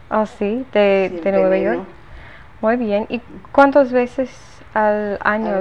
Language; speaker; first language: Spanish; non-native, learner; English